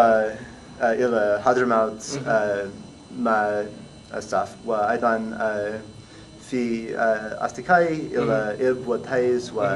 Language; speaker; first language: Arabic; non-native, learner; English